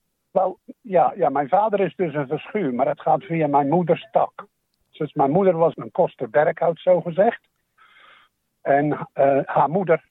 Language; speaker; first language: Dutch; native; Dutch